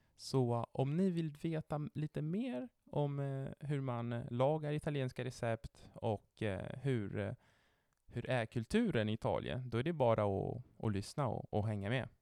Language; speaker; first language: Swedish; non-native, fluent; Italian